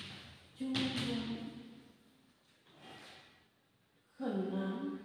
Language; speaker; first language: Chinese; non-native, learner; Vietnamese